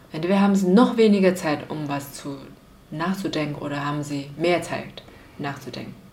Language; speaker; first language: German; non-native, fluent; Chinese